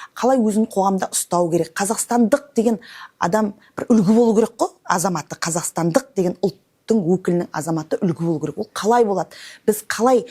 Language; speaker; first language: Kazakh; native; Kazakh